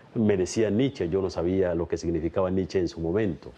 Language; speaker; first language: Spanish; non-native, fluent; Kikuyu